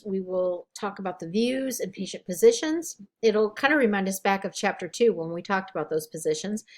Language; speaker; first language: English; native; English